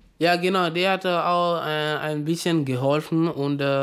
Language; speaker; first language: German; non-native, fluent; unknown